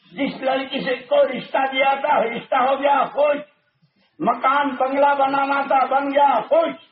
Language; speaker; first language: Urdu; non-native, local second language; Gujarati